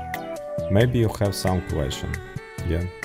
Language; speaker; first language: English; non-native, learner; Ukrainian